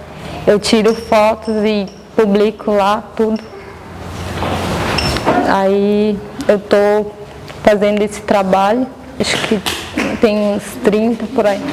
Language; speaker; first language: Portuguese; non-native, local second language; Guarani